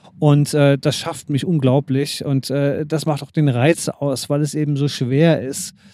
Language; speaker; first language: German; native; German